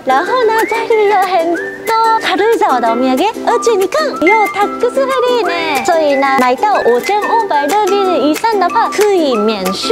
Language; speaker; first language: Chinese; non-native, fluent; Japanese